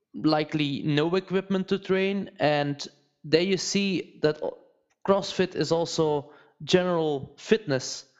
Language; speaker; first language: English; non-native, fluent; Dutch